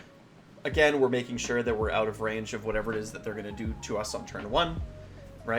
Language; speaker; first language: English; native; English